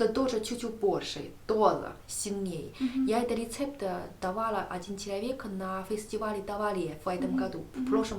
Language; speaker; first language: Russian; non-native, learner; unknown